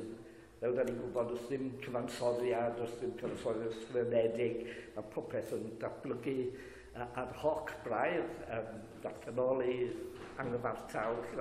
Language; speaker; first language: Welsh; native; Welsh